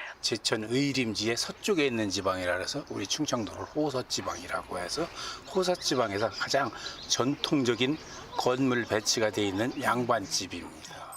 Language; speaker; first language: Korean; native; Korean